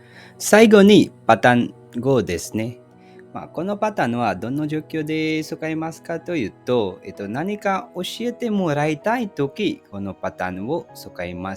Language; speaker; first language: Japanese; non-native, fluent; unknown